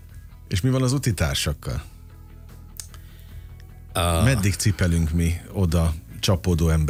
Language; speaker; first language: Hungarian; native; Hungarian